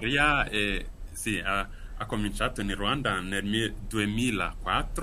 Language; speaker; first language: Italian; non-native, fluent; Kinyarwanda